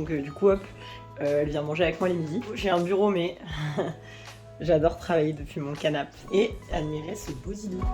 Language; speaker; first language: French; native; French